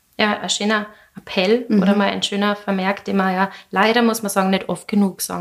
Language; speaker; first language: German; native; German